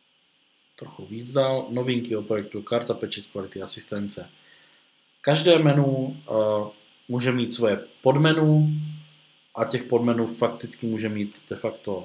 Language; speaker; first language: Czech; native; Czech